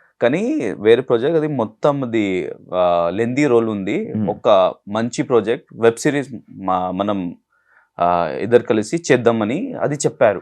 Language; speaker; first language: Telugu; non-native, learner; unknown